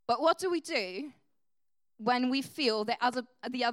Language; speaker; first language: English; non-native, fluent; German